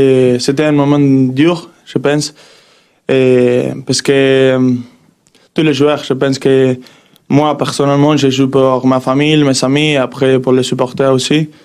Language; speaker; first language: French; non-native, learner; Spanish